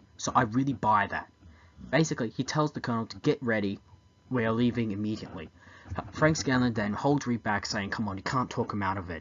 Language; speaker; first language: English; native; English